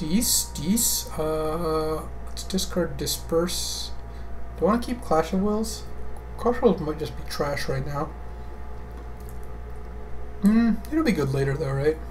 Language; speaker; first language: English; native; English